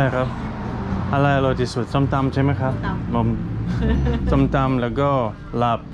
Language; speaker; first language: Thai; non-native, learner; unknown